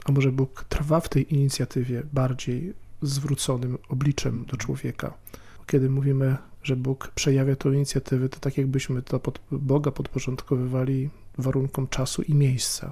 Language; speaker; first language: Polish; native; Polish